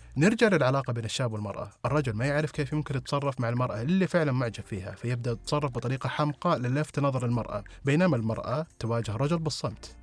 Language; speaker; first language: Arabic; native; Arabic